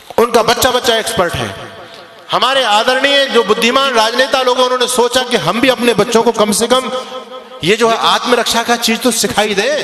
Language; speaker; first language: Hindi; native; Hindi